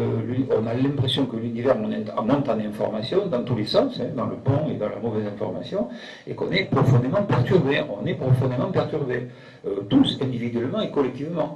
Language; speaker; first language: French; native; French